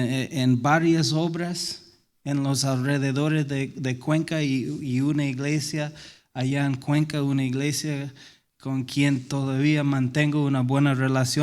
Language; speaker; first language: Spanish; non-native, fluent; English